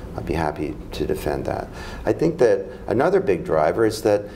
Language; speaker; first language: English; native; English